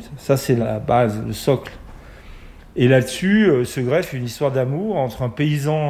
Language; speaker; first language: French; native; French